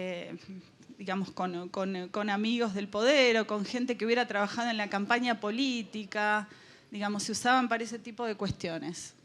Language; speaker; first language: Spanish; native; Spanish